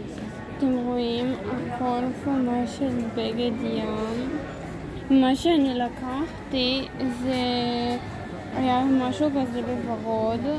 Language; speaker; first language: Hebrew; early bilingual, other home language; Russian